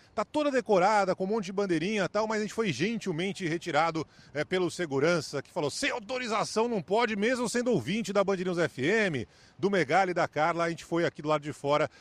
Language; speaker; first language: Portuguese; native; Portuguese